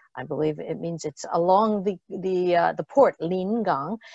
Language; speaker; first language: English; native; English